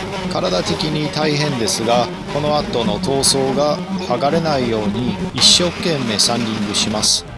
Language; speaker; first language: Japanese; non-native, fluent; English